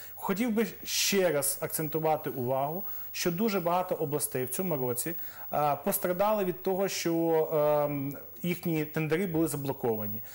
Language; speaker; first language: Ukrainian; native; Ukrainian